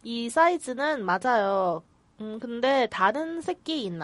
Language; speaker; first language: Korean; non-native, learner; Cantonese